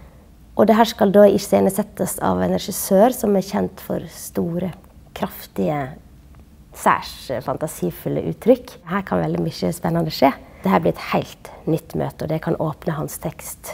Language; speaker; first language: Norwegian; native; Norwegian